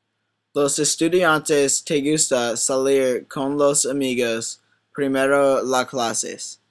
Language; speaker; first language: Spanish; non-native, learner; English